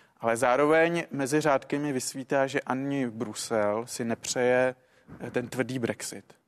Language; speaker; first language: Czech; native; Czech